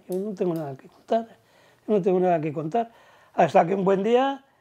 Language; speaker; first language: Spanish; native; Spanish